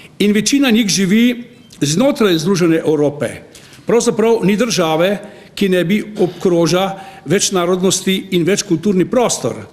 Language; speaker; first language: Slovenian; native; Slovenian